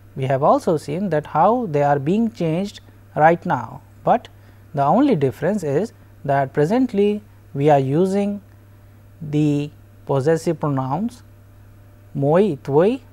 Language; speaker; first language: English; non-native, local second language; Hindi